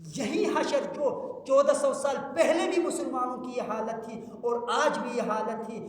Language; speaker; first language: Urdu; non-native, local second language; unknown